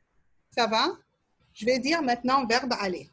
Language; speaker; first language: French; non-native, fluent; Arabic